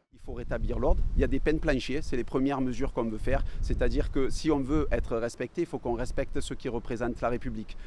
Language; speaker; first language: French; native; French